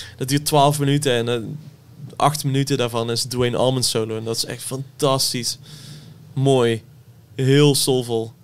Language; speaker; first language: Dutch; native; Dutch